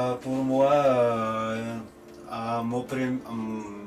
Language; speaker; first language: French; non-native, local second language; Malagasy